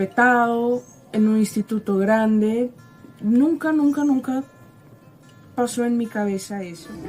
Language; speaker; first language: Spanish; non-native, learner; Portuguese